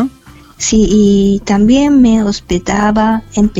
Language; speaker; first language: Spanish; non-native, fluent; Japanese